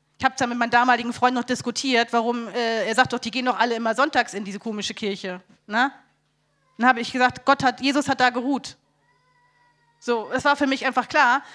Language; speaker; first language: German; native; German